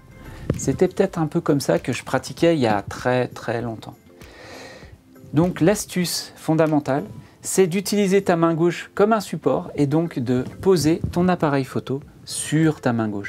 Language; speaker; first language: French; native; French